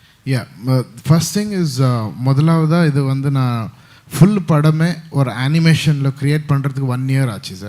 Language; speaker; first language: Tamil; non-native, local second language; Kannada